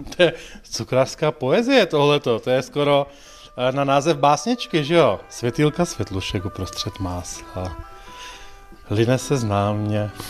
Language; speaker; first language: Czech; native; Czech